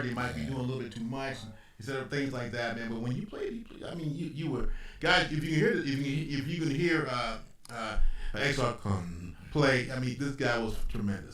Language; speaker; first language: English; native; English